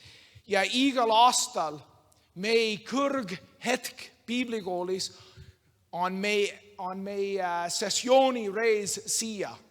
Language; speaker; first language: Estonian; non-native, learner; English